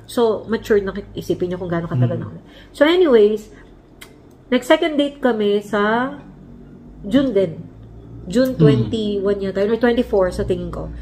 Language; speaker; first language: Filipino; native; Filipino